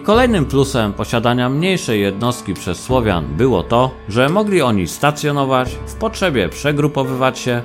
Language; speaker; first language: Polish; native; Polish